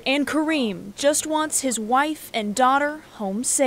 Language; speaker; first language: English; native; English